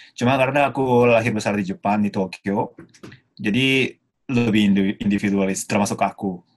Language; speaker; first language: Indonesian; non-native, fluent; Japanese